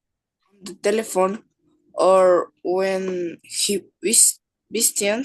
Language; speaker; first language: English; non-native, learner; Spanish